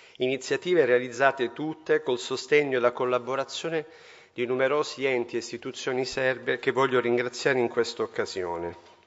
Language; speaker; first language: Italian; native; Italian